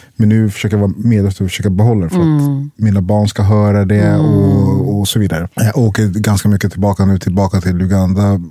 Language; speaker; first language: Swedish; early bilingual, other home language; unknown